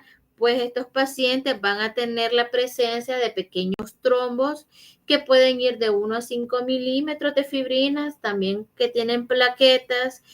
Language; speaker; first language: Spanish; native; Spanish